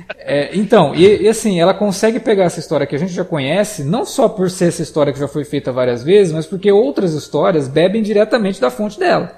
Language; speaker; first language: Portuguese; native; Portuguese